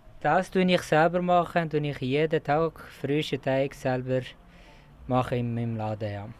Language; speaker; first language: German; non-native, learner; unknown